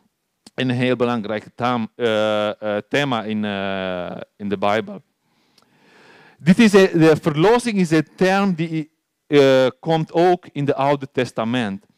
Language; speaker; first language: Dutch; non-native, learner; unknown